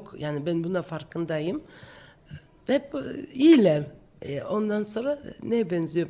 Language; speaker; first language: Turkish; non-native, fluent; Georgian